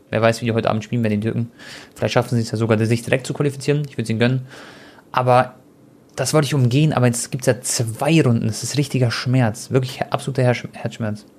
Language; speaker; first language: German; early bilingual, other home language; Croatian